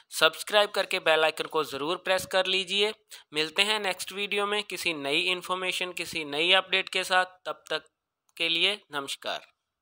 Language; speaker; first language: Hindi; non-native, local second language; Punjabi